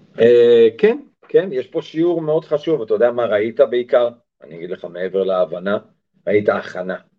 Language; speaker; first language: Hebrew; early bilingual, other home language; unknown